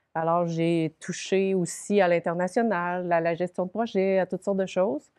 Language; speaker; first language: French; native; French